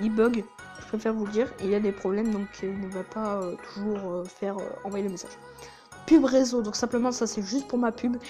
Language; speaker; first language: French; native; French